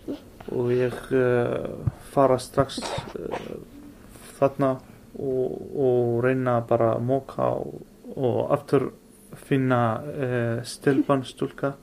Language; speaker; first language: Icelandic; non-native, learner; Arabic